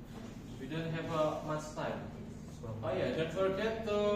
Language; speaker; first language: English; non-native, fluent; Indonesian